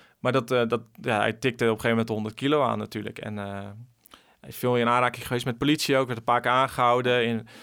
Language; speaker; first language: Dutch; native; Dutch